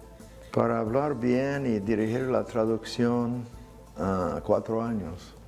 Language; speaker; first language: Spanish; non-native, fluent; English